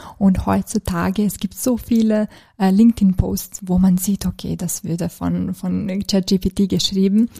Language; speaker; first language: German; non-native, fluent; Serbian